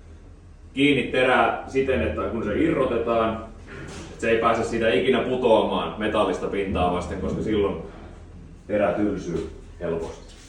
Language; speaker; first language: Finnish; native; Finnish